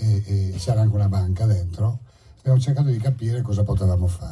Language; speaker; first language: Italian; native; Italian